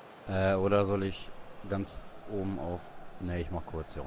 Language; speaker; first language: German; native; German